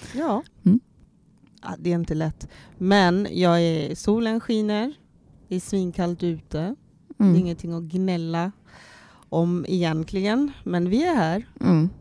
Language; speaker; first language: Swedish; early bilingual, other home language; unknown